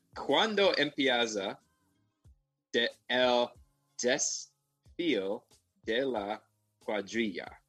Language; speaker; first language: Spanish; non-native, learner; English